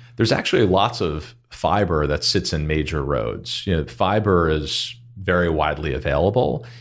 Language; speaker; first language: English; native; English